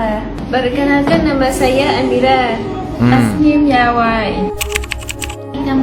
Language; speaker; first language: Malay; non-native, learner; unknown